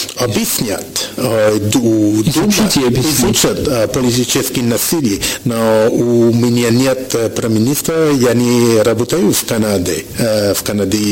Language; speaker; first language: Russian; non-native, learner; French